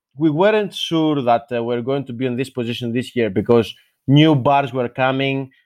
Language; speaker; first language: English; non-native, fluent; Greek